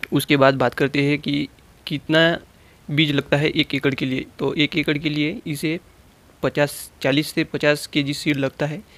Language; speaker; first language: Hindi; non-native, local second language; Marathi